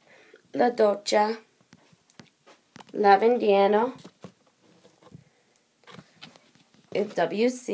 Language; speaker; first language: Italian; non-native, learner; English